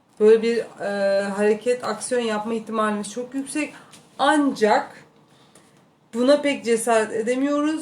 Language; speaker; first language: Turkish; native; Turkish